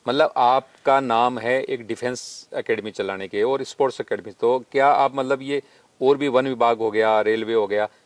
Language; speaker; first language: Hindi; native; Hindi